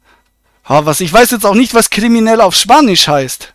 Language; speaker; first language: German; native; German